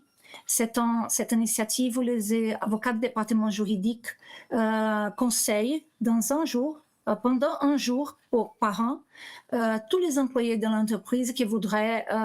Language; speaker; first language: French; non-native, learner; Portuguese